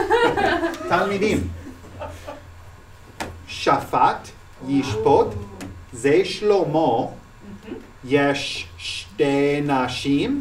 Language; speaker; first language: Hebrew; non-native, learner; English